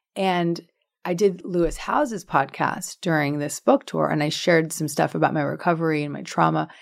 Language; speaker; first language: English; native; English